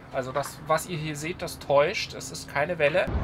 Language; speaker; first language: German; native; German